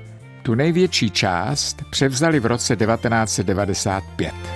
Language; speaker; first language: Czech; native; Czech